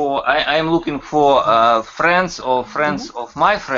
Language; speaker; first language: English; non-native, learner; Russian